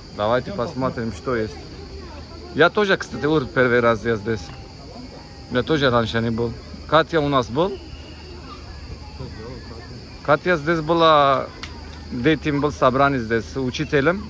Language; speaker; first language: Russian; non-native, learner; Turkish